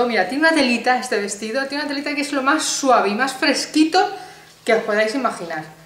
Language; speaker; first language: Spanish; native; Spanish